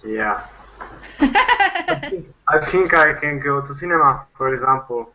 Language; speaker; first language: English; non-native, learner; Polish